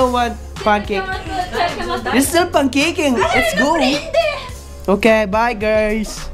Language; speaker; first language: English; non-native, learner; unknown